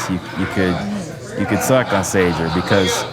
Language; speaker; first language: English; native; English